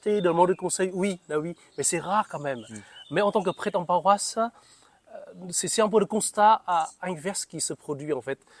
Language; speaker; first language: French; non-native, fluent; Vietnamese